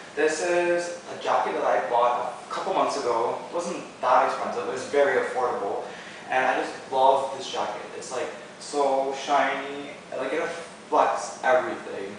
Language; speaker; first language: English; native; English